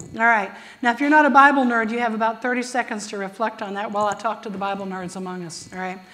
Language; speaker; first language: English; native; English